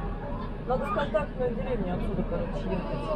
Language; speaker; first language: Russian; native; Russian